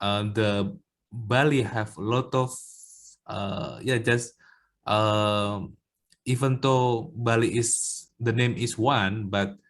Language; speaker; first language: English; non-native, learner; Indonesian